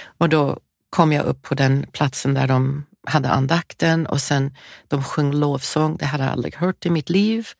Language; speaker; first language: Swedish; non-native, fluent; English